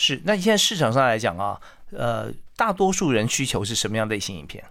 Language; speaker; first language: Chinese; native; Chinese